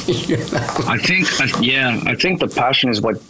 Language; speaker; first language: English; non-native, fluent; Greek